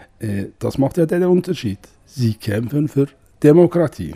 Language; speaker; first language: German; non-native, fluent; Kurdish